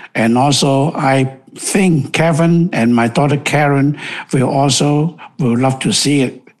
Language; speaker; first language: English; non-native, local second language; Cantonese